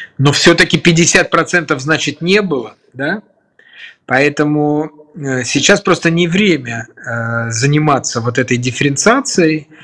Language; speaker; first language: Russian; native; Russian